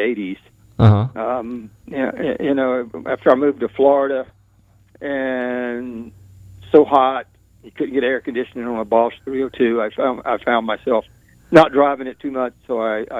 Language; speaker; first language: English; native; English